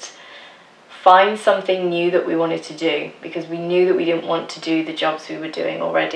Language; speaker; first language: English; native; English